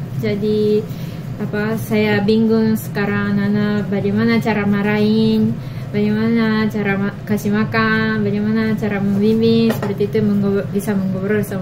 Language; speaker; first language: Indonesian; non-native, learner; Japanese